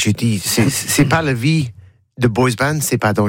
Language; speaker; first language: French; non-native, learner; English